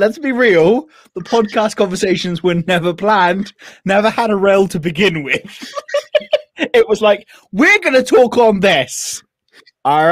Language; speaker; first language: English; native; English